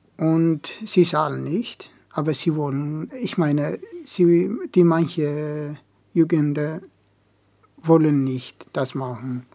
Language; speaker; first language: German; non-native, learner; Amharic